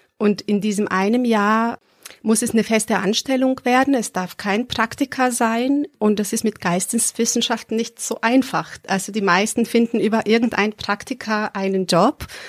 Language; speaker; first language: German; early bilingual, other home language; Serbian